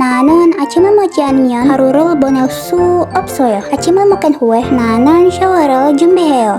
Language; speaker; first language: Korean; non-native, learner; Indonesian